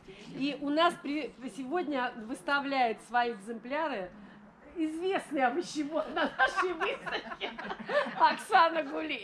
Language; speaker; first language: Russian; native; Russian